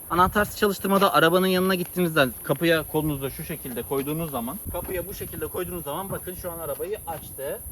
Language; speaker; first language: Turkish; native; Turkish